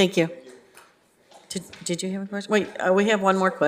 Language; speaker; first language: English; native; English